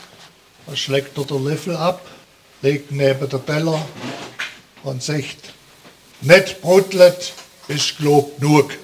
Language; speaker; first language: German; native; German